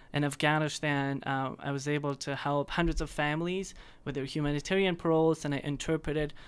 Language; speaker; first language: English; non-native, fluent; Persian